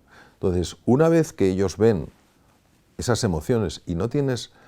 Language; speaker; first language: Spanish; native; Spanish